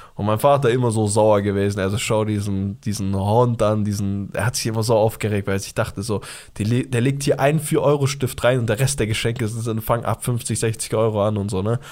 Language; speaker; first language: German; early bilingual, other home language; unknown